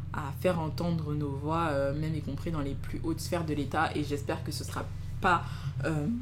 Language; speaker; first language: French; native; French